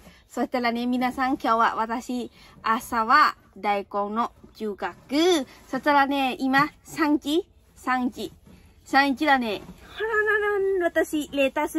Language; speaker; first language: Japanese; non-native, learner; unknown